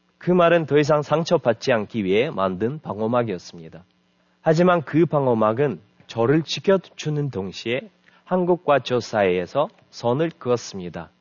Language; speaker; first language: Korean; non-native, fluent; Russian